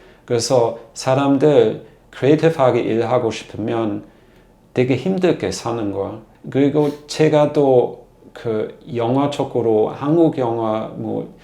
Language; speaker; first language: Korean; non-native, learner; German